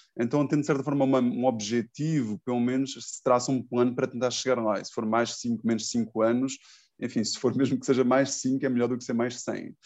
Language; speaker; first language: Portuguese; native; Portuguese